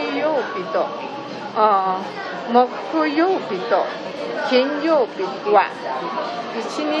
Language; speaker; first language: Japanese; non-native, learner; Chinese